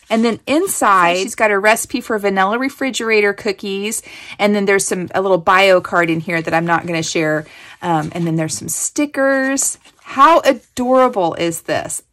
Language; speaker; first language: English; native; English